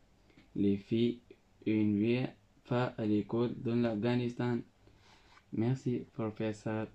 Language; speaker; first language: French; non-native, learner; Pashto